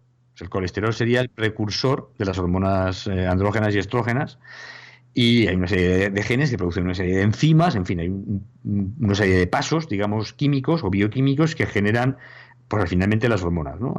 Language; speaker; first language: Spanish; native; Spanish